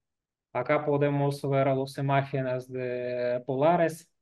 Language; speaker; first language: Spanish; non-native, learner; Russian